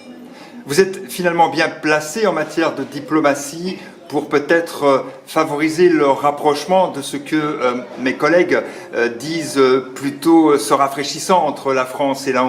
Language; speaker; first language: French; native; French